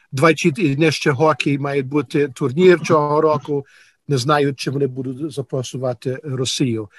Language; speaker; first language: Ukrainian; early bilingual, heritage; Ukrainian